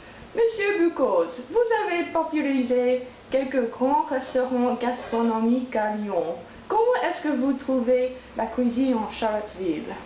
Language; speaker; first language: French; non-native, learner; English